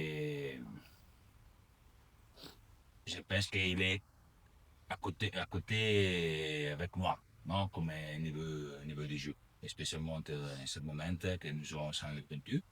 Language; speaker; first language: French; non-native, learner; Italian